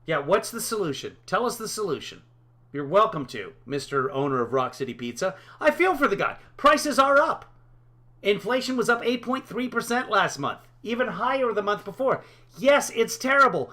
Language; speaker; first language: English; native; English